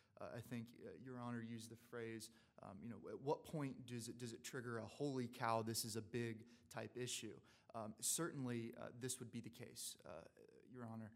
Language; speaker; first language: English; native; English